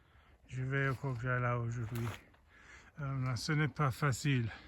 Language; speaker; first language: French; non-native, learner; English